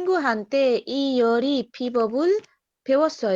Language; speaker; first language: Korean; non-native, learner; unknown